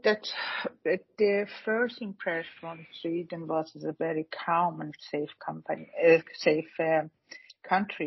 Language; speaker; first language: English; non-native, fluent; Persian